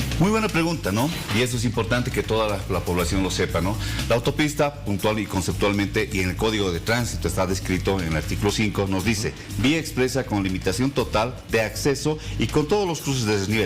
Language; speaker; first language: Spanish; native; Spanish